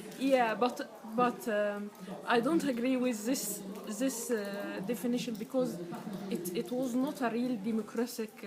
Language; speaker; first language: English; non-native, learner; Arabic